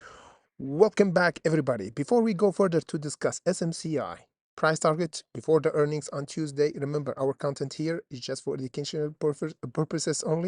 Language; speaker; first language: English; non-native, fluent; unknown